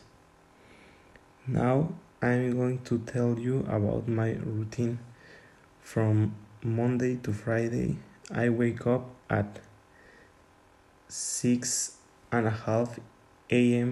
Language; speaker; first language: English; non-native, learner; Spanish